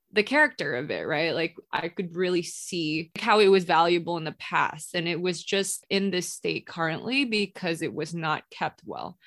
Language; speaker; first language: English; non-native, local second language; Indonesian